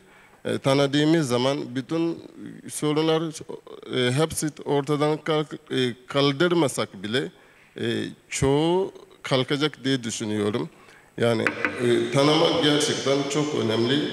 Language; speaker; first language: Turkish; non-native, fluent; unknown